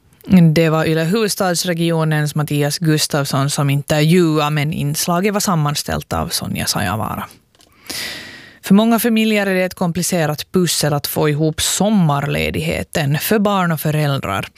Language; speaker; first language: Swedish; native; Swedish